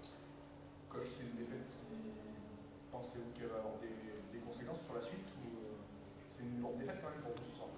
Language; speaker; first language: French; native; French